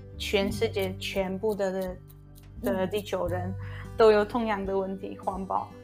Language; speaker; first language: Chinese; non-native, fluent; Polish